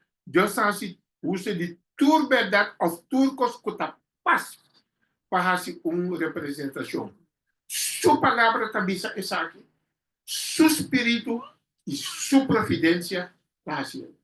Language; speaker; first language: Portuguese; non-native, learner; Papiamento